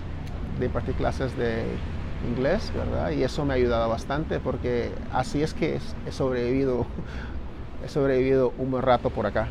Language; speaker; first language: Spanish; native; Spanish